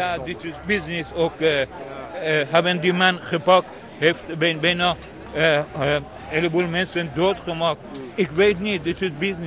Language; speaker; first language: Dutch; non-native, learner; Persian